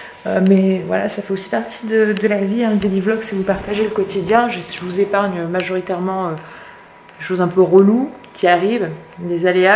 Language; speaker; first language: French; native; French